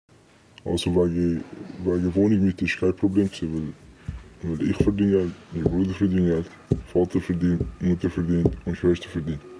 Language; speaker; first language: German; non-native, fluent; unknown